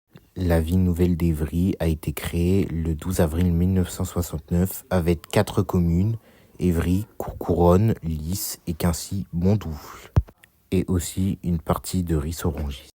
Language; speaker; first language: French; native; French